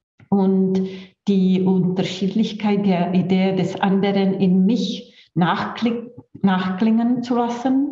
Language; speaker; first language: German; non-native, fluent; Czech